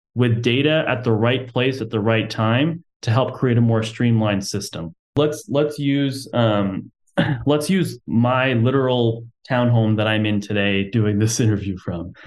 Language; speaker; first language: English; native; English